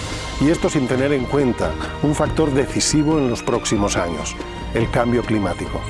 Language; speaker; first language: Spanish; native; Spanish